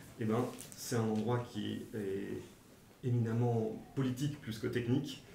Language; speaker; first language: French; native; French